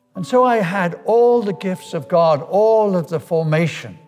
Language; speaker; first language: English; native; English